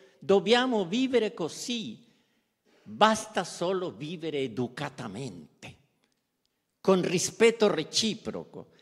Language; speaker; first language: Italian; non-native, fluent; Spanish